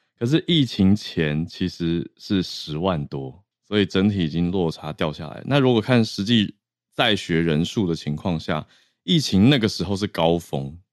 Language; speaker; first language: Chinese; native; Chinese